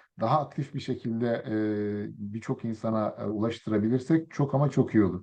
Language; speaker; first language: Turkish; early bilingual, other home language; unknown